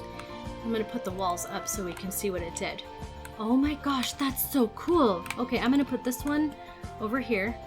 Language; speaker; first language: English; native; English